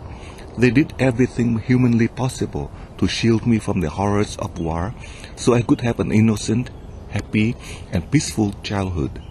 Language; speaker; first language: English; non-native, fluent; Vietnamese